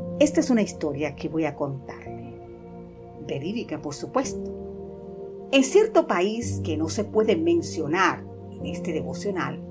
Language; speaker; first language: Spanish; native; Spanish